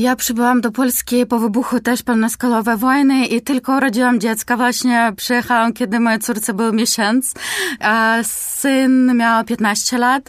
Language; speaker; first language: Polish; non-native, learner; Ukrainian